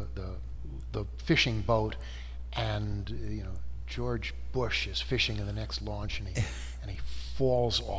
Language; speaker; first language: English; native; English